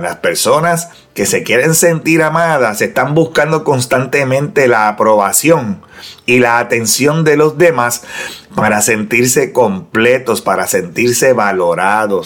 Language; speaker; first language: Spanish; native; Spanish